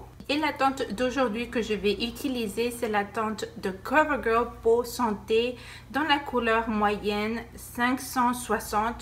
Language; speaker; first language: French; non-native, fluent; Spanish